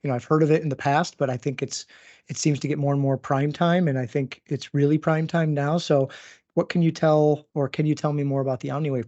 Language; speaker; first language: English; native; English